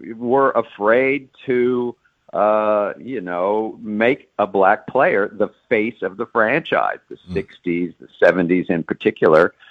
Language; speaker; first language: English; native; English